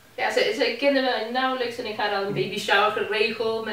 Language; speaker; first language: Dutch; non-native, fluent; Spanish